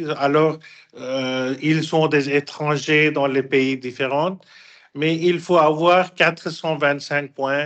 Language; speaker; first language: French; non-native, fluent; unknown